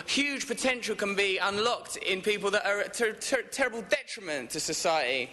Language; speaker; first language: English; native; English